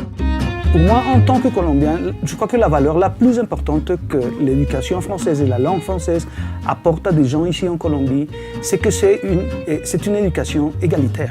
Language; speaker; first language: French; non-native, fluent; Spanish